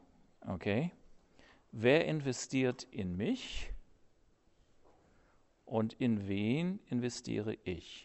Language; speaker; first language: German; non-native, fluent; English